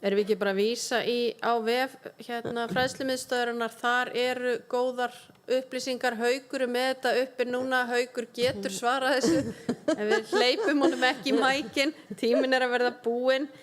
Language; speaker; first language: Icelandic; native; Icelandic